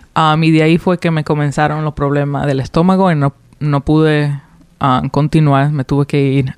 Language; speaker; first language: Spanish; early bilingual, heritage; Spanish